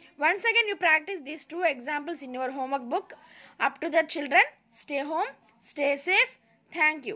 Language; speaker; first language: English; non-native, local second language; Telugu